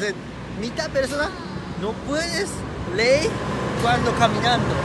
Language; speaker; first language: Spanish; non-native, learner; Japanese